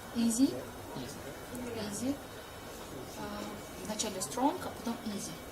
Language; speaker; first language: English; non-native, learner; Russian